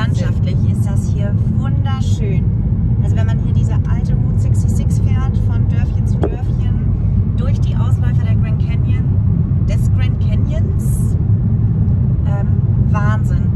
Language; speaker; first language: German; native; German